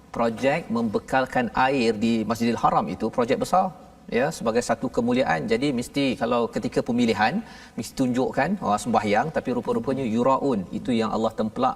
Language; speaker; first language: Malay; native; Malay